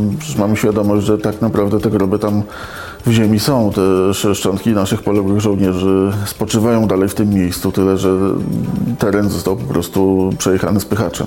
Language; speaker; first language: Polish; native; Polish